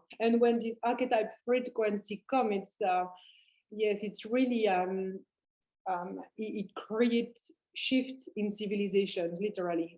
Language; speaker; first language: English; non-native, fluent; French